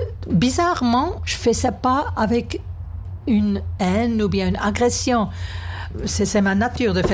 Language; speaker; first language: French; non-native, fluent; German